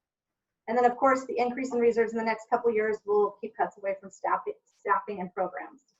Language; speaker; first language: English; native; English